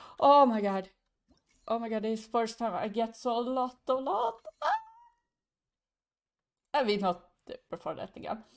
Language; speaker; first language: English; non-native, learner; Swedish